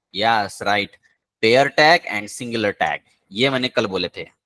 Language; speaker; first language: Hindi; non-native, local second language; Marathi